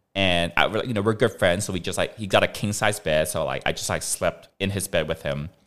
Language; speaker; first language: English; non-native, local second language; Cantonese